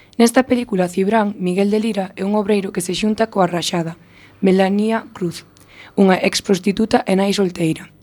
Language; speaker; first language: Galician; non-native, local second language; Spanish